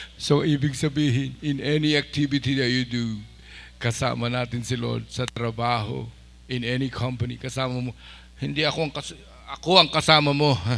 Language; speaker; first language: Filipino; non-native, local second language; Iloko